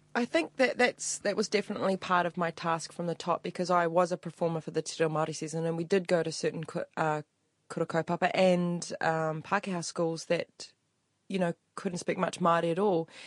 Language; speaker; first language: English; native; English